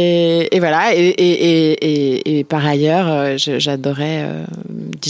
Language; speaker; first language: French; native; French